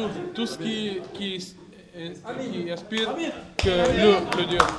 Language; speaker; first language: French; non-native, fluent; Bulgarian